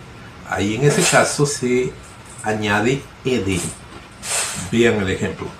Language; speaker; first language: Spanish; non-native, fluent; Portuguese